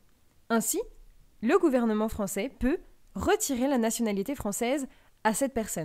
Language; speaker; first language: French; native; French